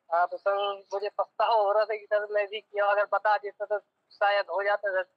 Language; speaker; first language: Hindi; native; Hindi